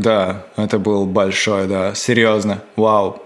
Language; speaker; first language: Russian; non-native, local second language; Latvian